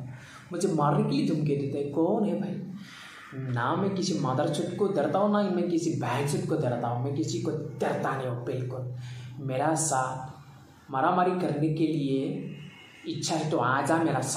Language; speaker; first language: Hindi; non-native, local second language; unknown